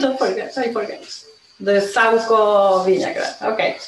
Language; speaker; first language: English; non-native, learner; Spanish